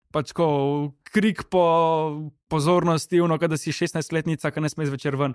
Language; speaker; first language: Slovenian; non-native, local second language; Serbian